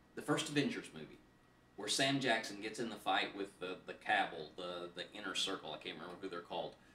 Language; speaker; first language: English; native; English